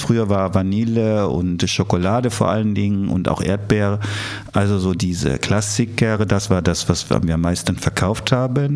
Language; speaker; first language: German; early bilingual, other home language; Italian